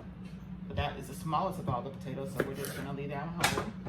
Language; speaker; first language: English; native; English